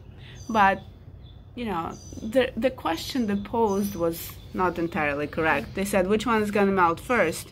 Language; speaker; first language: English; non-native, fluent; Russian